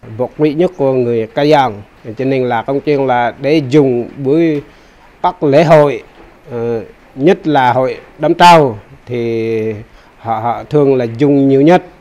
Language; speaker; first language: Vietnamese; non-native, local second language; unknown